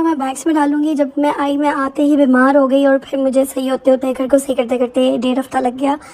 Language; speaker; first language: Urdu; native; Urdu